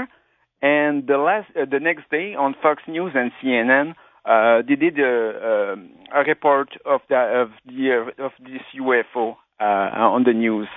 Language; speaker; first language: English; non-native, fluent; French